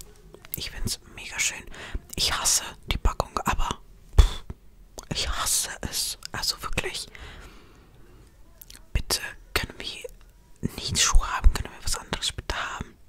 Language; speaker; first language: German; non-native, fluent; Estonian